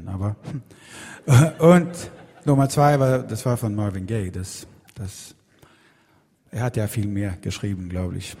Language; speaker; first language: German; non-native, fluent; Swedish